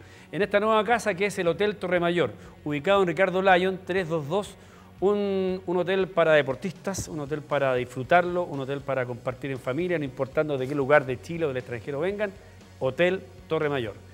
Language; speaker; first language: Spanish; native; Spanish